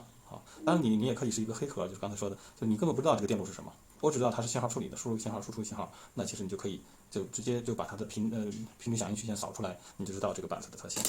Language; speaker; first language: Chinese; native; Chinese